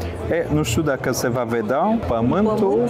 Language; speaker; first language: Romanian; non-native, fluent; French